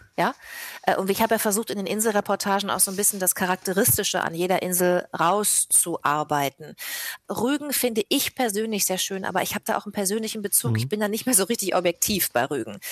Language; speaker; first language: German; native; German